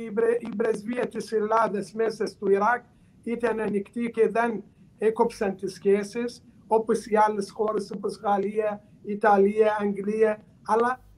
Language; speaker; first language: Greek; non-native, learner; Arabic